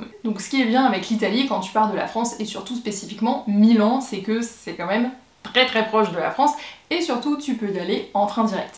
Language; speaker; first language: French; native; French